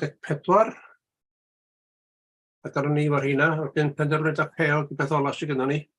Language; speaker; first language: Welsh; native; Welsh